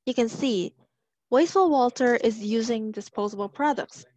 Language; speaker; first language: English; non-native, local second language; Chinese